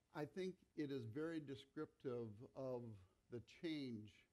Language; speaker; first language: English; native; English